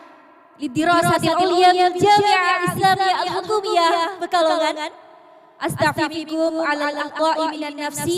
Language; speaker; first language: Arabic; non-native, fluent; Indonesian